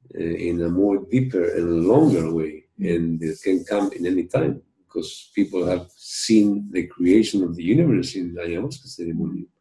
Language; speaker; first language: English; non-native, fluent; Spanish